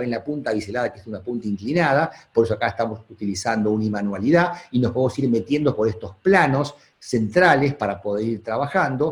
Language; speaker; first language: Spanish; native; Spanish